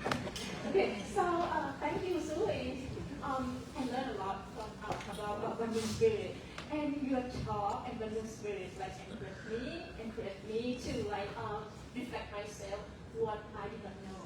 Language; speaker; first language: English; non-native, fluent; Thai